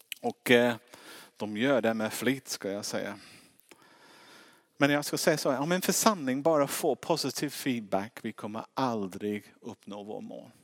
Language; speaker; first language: Swedish; non-native, fluent; English